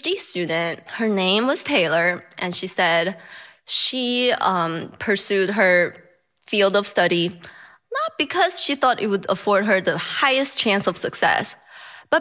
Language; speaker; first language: English; non-native, fluent; Chinese